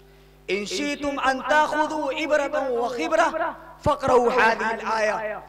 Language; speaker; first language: Arabic; non-native, learner; Urdu